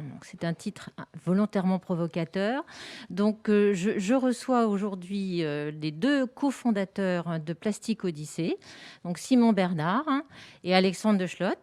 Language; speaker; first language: French; native; French